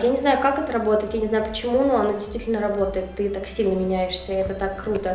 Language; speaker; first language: Russian; native; Russian